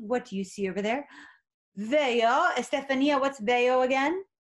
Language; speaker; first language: English; native; English